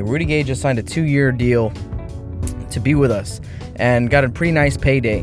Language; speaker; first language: English; native; English